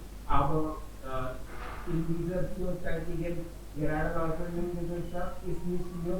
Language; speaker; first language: German; non-native, learner; Hindi